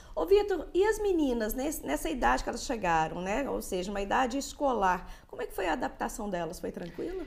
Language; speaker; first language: Portuguese; native; Portuguese